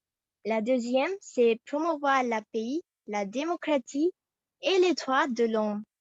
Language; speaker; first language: French; non-native, fluent; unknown